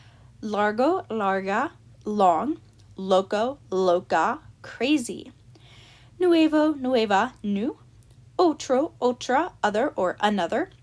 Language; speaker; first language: Spanish; non-native, learner; English